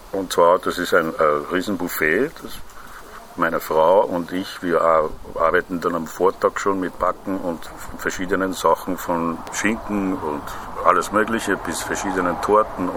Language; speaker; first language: German; non-native, fluent; Persian